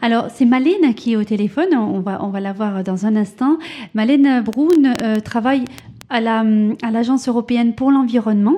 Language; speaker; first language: French; native; French